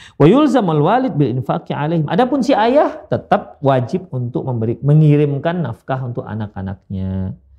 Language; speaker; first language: Indonesian; native; Indonesian